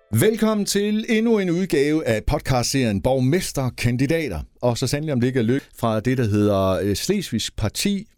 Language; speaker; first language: Danish; native; Danish